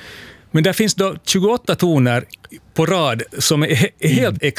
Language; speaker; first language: Swedish; native; Swedish